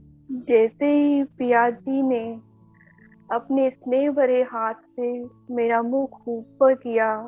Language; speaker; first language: Hindi; native; Hindi